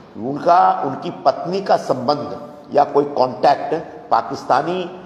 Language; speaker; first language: Hindi; non-native, local second language; Marathi